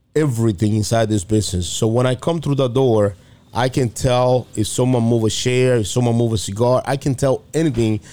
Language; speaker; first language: English; non-native, fluent; Spanish